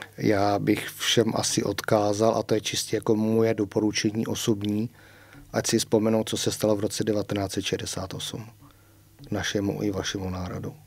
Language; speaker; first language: Czech; native; Czech